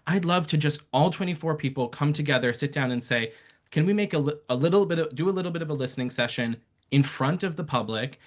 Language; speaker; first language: English; early bilingual, other home language; Persian